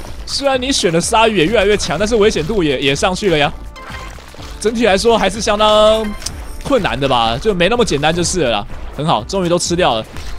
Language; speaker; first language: Chinese; native; Chinese